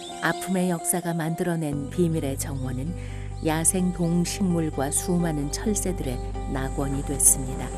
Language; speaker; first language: Korean; native; Korean